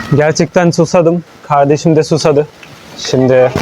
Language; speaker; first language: Turkish; non-native, fluent; Urdu